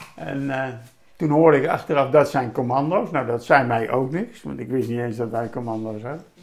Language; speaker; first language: Dutch; native; Dutch